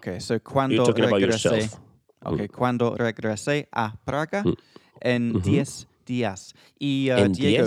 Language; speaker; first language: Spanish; non-native, learner; English